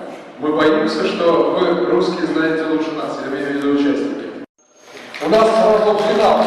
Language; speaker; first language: Russian; native; Russian